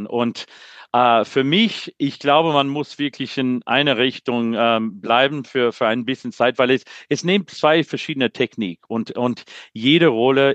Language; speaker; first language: German; non-native, learner; English